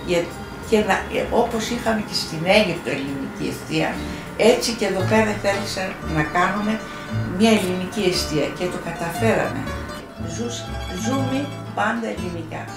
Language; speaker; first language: Greek; early bilingual, heritage; Greek